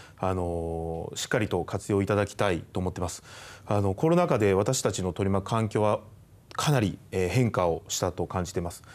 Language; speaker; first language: Japanese; native; Japanese